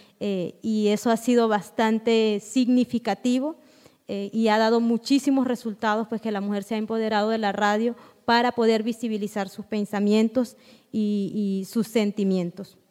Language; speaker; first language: Spanish; non-native, local second language; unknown